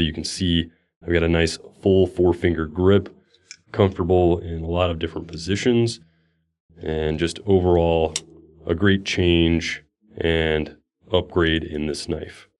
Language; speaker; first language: English; native; English